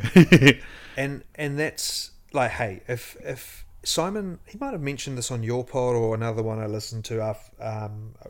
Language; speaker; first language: English; native; English